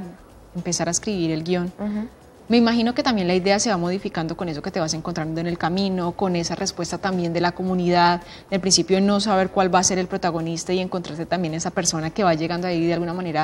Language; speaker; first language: Spanish; native; Spanish